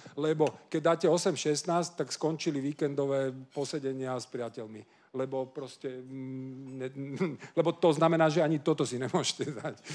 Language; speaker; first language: Slovak; non-native, local second language; Hungarian